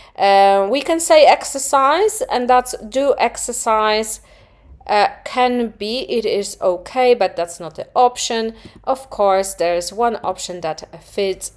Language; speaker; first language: English; non-native, fluent; Polish